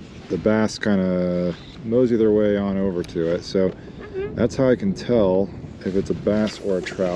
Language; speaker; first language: English; native; English